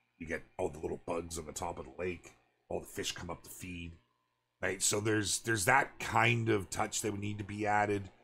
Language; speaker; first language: English; native; English